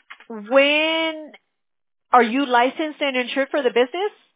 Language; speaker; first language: English; early bilingual, other home language; Spanish